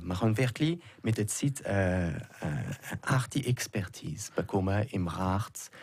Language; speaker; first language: German; non-native, local second language; French